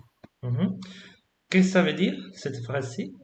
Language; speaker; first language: French; non-native, fluent; Spanish